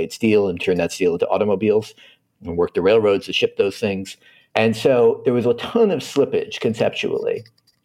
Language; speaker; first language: English; native; English